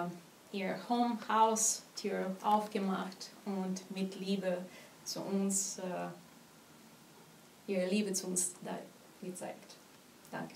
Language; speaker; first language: German; non-native, learner; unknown